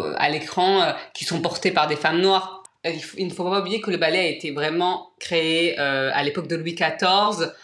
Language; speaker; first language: French; native; French